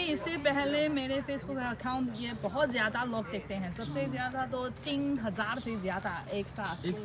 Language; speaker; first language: Hindi; non-native, fluent; Chinese